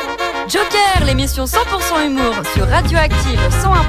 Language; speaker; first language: French; native; French